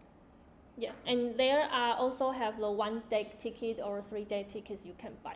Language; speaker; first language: English; non-native, learner; Chinese